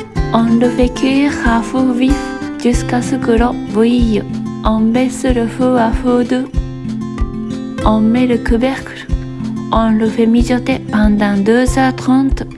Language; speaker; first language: French; non-native, fluent; Japanese